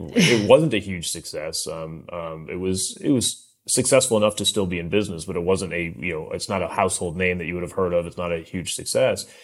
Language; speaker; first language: English; native; English